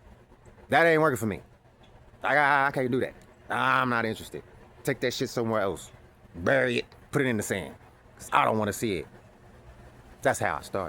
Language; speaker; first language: English; native; English